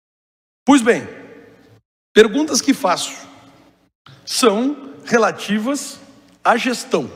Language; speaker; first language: Portuguese; native; Portuguese